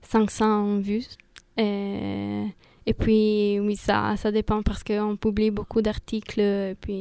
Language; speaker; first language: French; non-native, fluent; Italian